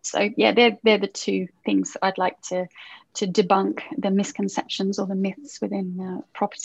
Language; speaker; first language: English; native; English